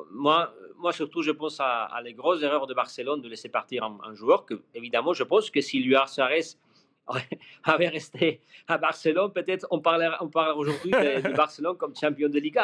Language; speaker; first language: French; non-native, fluent; Spanish